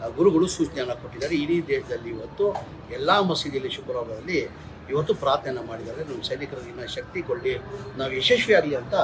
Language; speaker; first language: Kannada; non-native, local second language; Urdu